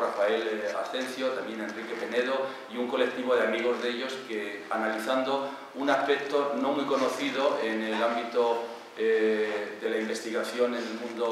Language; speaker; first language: Spanish; native; Spanish